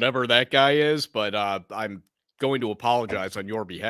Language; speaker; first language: English; native; English